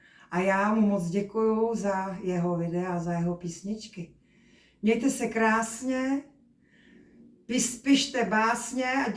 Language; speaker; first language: Czech; native; Czech